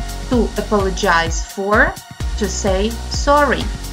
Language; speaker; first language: English; non-native, fluent; Ukrainian